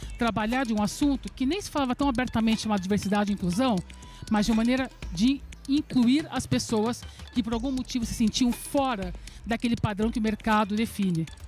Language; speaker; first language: Portuguese; early bilingual, other home language; Serbian